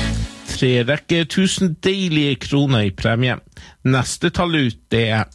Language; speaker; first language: Norwegian; native; Norwegian